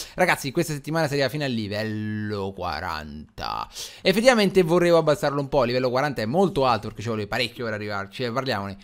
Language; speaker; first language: Italian; native; Italian